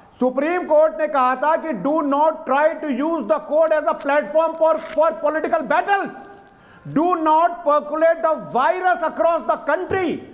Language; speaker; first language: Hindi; native; Hindi